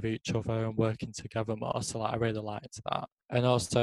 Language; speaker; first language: English; native; English